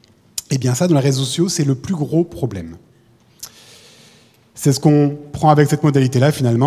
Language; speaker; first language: French; native; French